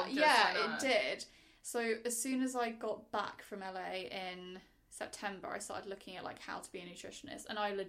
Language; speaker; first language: English; native; English